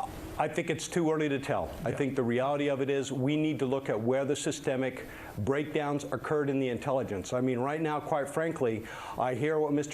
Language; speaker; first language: English; native; English